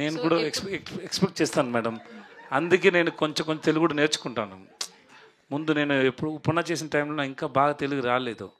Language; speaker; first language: Telugu; non-native, learner; Tamil